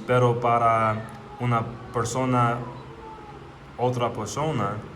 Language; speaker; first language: Spanish; non-native, learner; English